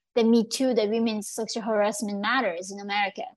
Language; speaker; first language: English; early bilingual, other home language; Korean